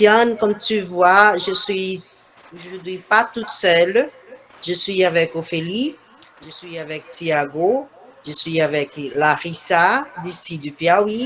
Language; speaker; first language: French; non-native, fluent; Portuguese